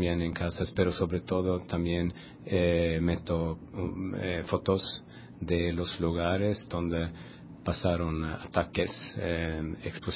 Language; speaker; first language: Spanish; non-native, fluent; Swedish